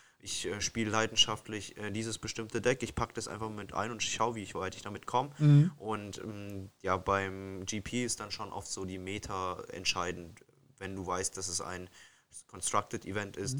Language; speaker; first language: German; native; German